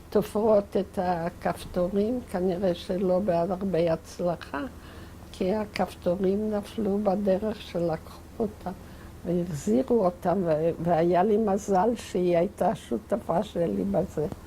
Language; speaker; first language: Hebrew; non-native, fluent; Yiddish